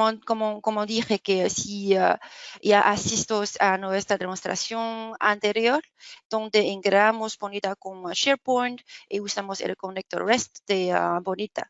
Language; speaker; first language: Spanish; non-native, fluent; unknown